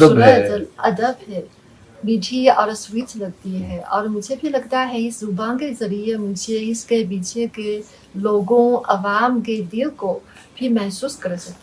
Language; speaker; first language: Hindi; non-native, fluent; Chinese